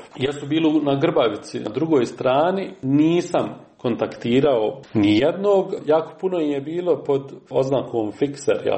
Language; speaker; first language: Serbian; native; Serbian